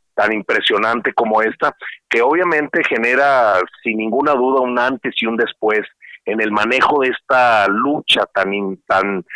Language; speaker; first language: Spanish; native; Spanish